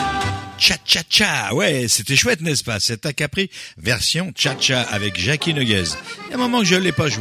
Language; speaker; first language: French; native; French